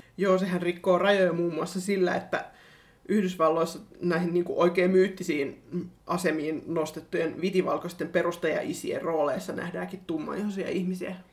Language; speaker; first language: Finnish; native; Finnish